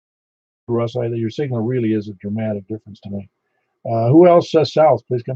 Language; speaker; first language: English; native; English